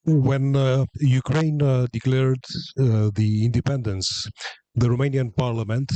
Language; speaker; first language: English; non-native, fluent; Romanian